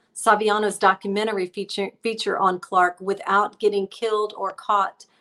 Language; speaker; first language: English; native; English